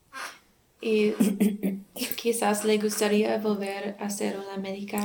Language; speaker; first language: Spanish; non-native, learner; English